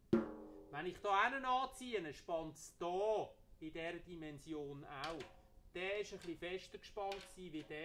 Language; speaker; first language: German; native; German